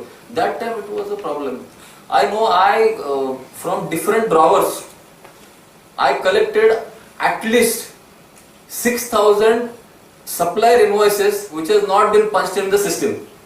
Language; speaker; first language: English; non-native, local second language; Marathi